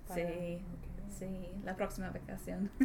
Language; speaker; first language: Spanish; non-native, learner; English